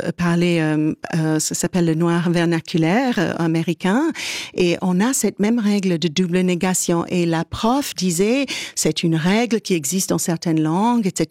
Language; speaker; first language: French; native; French